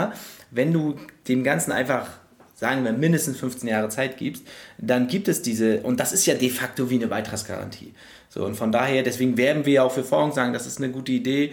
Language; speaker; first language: German; native; German